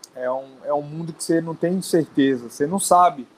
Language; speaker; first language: Portuguese; native; Portuguese